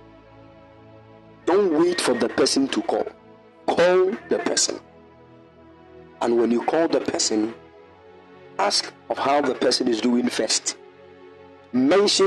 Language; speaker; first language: English; non-native, local second language; Akan